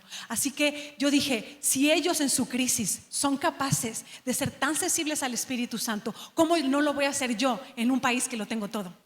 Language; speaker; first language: Spanish; native; Spanish